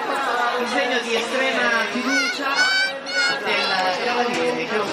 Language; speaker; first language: Italian; native; Italian